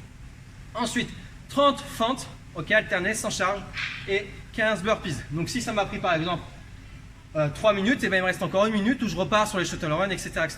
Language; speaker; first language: French; native; French